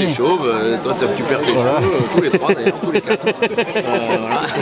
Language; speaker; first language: French; native; French